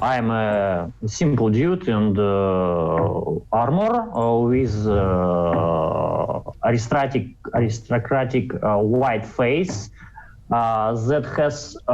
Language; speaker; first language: English; non-native, learner; Russian